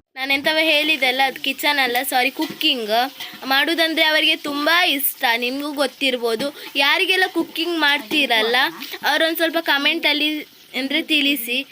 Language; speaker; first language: Kannada; non-native, local second language; Tulu